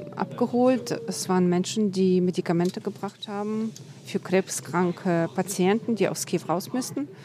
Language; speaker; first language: German; non-native, fluent; Russian